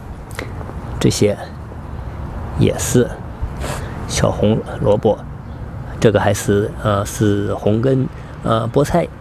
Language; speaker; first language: Chinese; native; Chinese